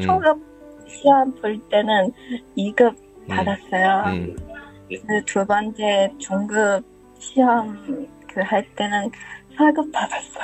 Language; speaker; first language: Korean; non-native, learner; Chinese